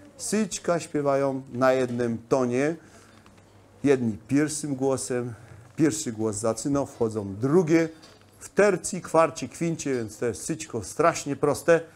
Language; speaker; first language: Polish; native; Polish